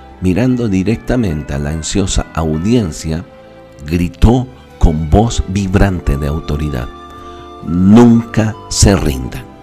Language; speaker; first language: Spanish; native; Spanish